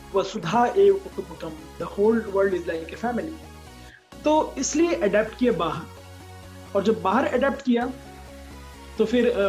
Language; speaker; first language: Hindi; native; Hindi